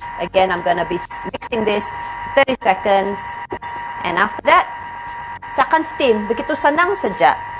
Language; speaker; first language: English; non-native, local second language; Malay